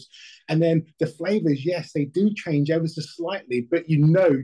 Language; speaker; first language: English; native; English